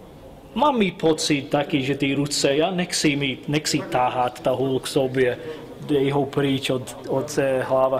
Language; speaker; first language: Czech; non-native, learner; English